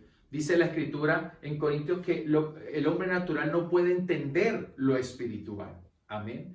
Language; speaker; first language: Spanish; native; Spanish